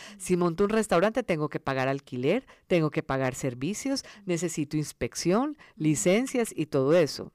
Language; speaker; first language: Spanish; early bilingual, other home language; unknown